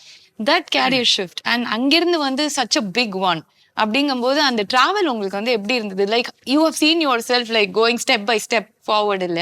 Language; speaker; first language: Tamil; native; Tamil